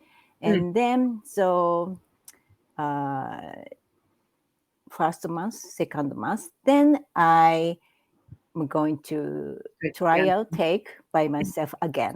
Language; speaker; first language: English; non-native, learner; Japanese